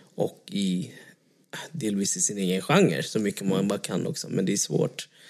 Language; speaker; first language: Swedish; early bilingual, other home language; Vietnamese